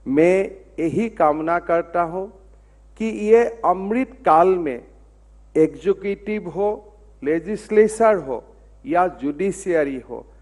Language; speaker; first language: Hindi; non-native, local second language; Assamese